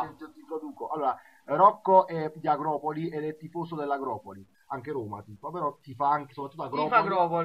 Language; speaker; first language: Italian; native; Italian